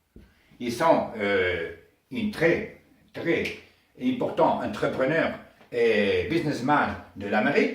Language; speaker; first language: French; non-native, learner; Spanish